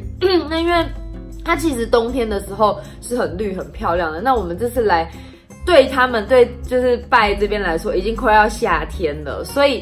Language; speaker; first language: Chinese; native; Chinese